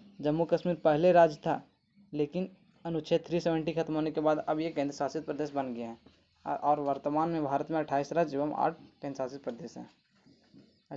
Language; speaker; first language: Hindi; native; Hindi